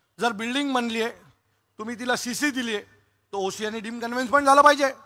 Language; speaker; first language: Marathi; native; Marathi